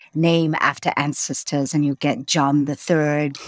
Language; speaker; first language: English; native; English